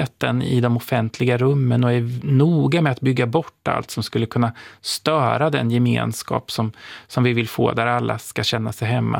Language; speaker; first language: Swedish; native; Swedish